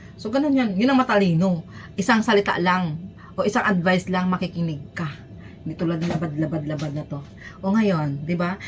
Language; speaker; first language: Filipino; native; Filipino